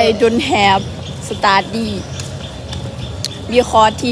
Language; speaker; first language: English; non-native, learner; Thai